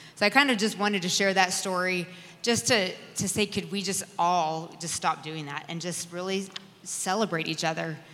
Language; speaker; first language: English; native; English